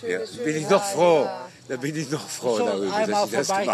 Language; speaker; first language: German; non-native, fluent; Dutch